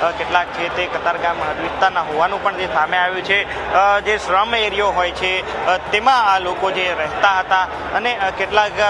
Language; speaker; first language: Gujarati; native; Gujarati